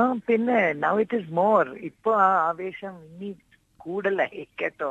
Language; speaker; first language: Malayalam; non-native, local second language; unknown